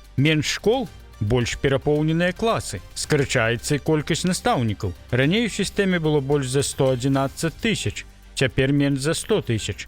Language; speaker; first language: Belarusian; native; Belarusian